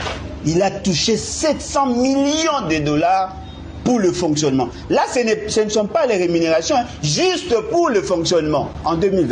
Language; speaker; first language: French; non-native, local second language; Lingala